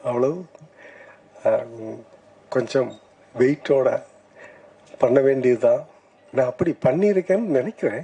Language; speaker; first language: Tamil; non-native, learner; Malayalam